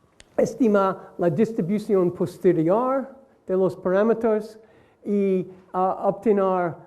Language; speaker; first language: Spanish; non-native, learner; English